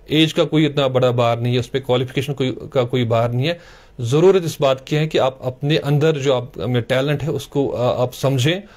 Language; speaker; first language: Hindi; non-native, local second language; Kashmiri